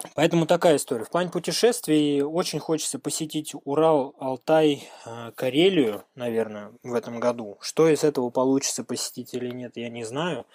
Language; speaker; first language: Russian; native; Russian